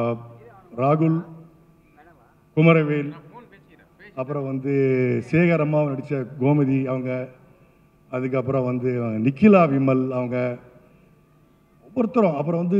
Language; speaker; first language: Tamil; native; Tamil